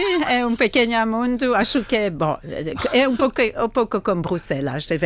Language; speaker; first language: Portuguese; non-native, fluent; French